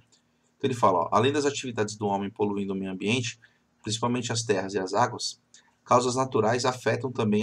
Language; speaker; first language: Portuguese; native; Portuguese